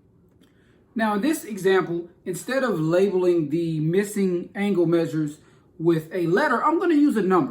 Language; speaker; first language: English; native; English